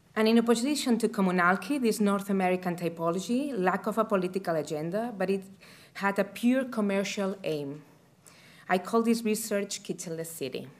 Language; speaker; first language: English; non-native, fluent; Catalan